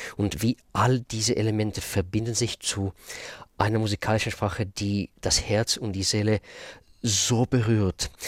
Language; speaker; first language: German; non-native, fluent; Russian